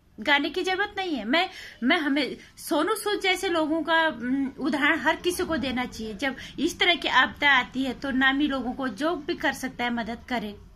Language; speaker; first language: Hindi; native; Hindi